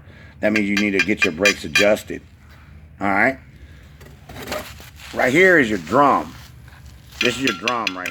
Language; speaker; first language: English; native; English